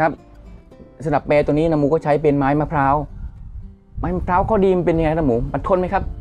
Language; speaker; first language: Thai; native; Thai